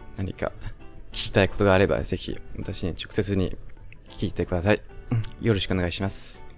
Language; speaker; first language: Japanese; non-native, fluent; French